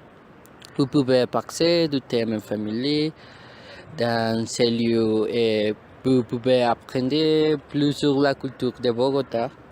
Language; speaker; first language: French; non-native, learner; Spanish